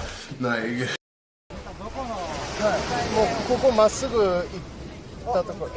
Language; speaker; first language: Japanese; non-native, fluent; English